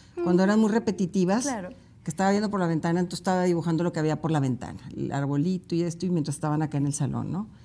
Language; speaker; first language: Spanish; native; Spanish